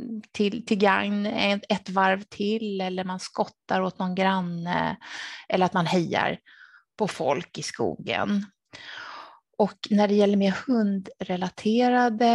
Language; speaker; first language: Swedish; native; Swedish